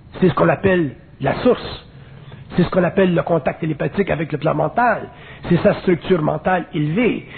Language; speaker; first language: French; native; French